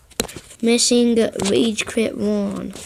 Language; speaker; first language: English; native; English